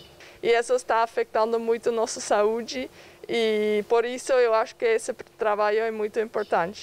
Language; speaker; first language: Portuguese; non-native, fluent; Dutch